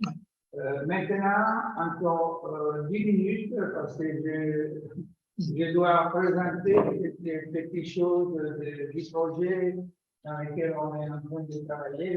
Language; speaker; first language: French; non-native, learner; Italian